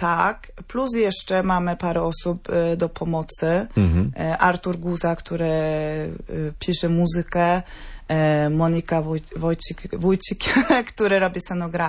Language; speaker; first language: Polish; non-native, fluent; Norwegian